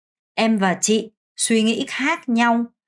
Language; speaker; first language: Vietnamese; non-native, fluent; Korean